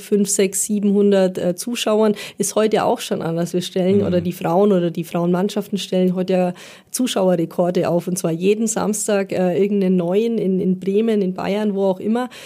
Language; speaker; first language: German; native; German